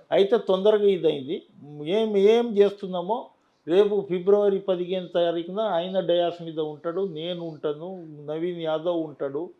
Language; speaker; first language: Telugu; non-native, local second language; Lambadi